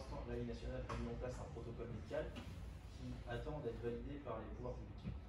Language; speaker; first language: French; native; French